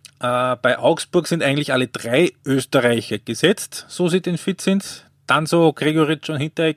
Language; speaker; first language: German; native; German